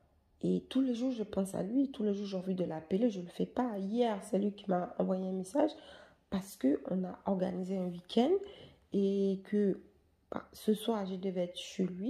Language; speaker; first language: French; native; French